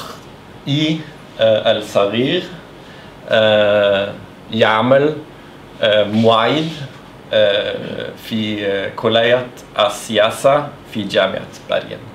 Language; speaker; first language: Arabic; non-native, learner; Norwegian